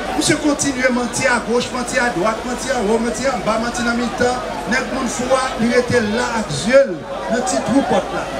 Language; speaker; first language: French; non-native, local second language; Haitian Creole